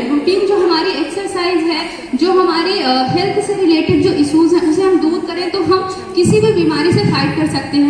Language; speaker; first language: Hindi; native; Hindi